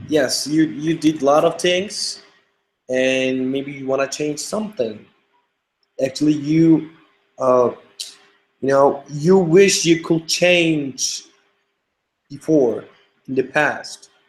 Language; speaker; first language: English; non-native, fluent; Turkish